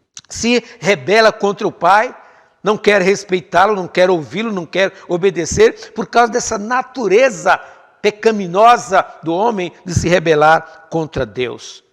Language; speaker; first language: Portuguese; native; Portuguese